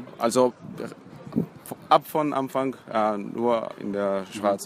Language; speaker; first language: German; non-native, fluent; Portuguese